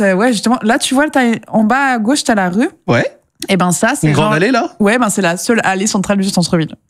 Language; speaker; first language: French; native; French